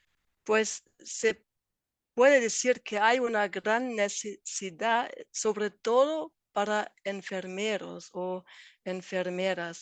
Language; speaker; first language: Spanish; non-native, fluent; German